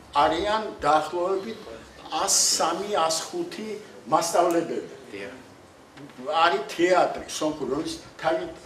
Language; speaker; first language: Georgian; non-native, local second language; Armenian